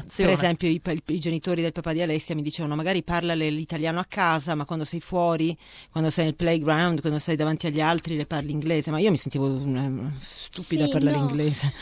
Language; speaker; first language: Italian; native; Italian